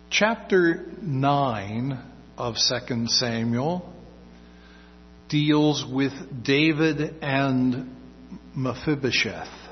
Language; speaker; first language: English; native; English